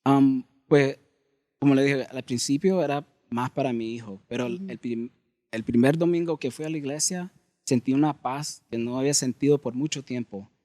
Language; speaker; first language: Spanish; early bilingual, heritage; Spanish